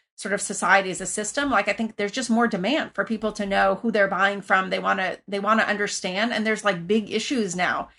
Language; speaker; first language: English; early bilingual, other home language; Persian